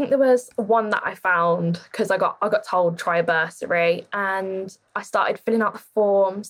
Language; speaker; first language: English; native; English